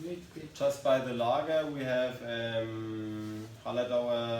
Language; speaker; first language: English; non-native, learner; German